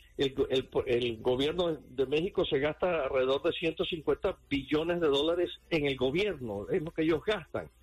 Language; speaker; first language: Spanish; early bilingual, heritage; Spanish